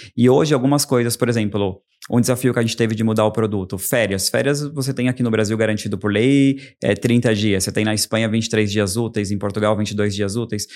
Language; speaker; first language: Portuguese; native; Portuguese